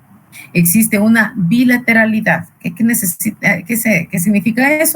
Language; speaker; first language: Spanish; native; Spanish